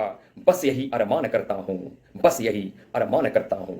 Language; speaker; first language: Hindi; native; Hindi